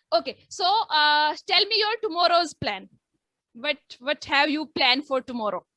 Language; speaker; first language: English; non-native, local second language; Hindi